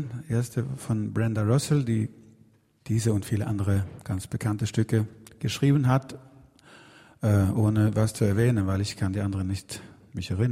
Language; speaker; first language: German; non-native, learner; Swedish